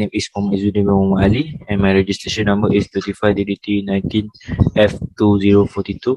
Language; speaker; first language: English; non-native, local second language; Malay